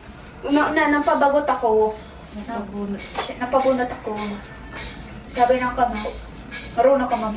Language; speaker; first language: Filipino; non-native, local second language; Pangasinan